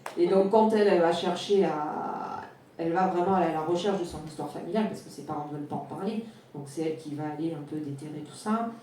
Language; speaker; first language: French; native; French